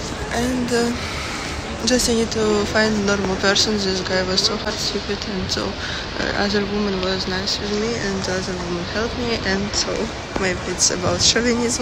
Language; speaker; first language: English; non-native, learner; Russian